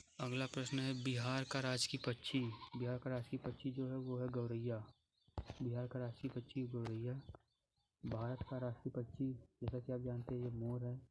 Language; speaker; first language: Hindi; native; Hindi